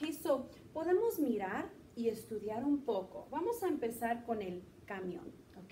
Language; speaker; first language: Spanish; early bilingual, heritage; Spanish